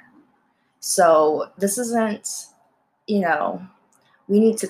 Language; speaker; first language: English; early bilingual, other home language; Korean